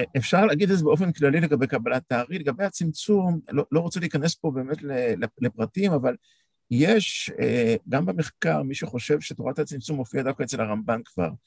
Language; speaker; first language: Hebrew; native; Hebrew